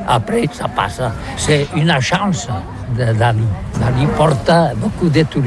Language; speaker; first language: French; non-native, learner; Catalan